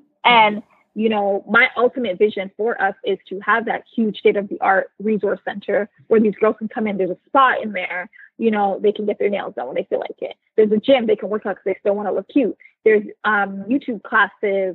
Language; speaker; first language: English; native; English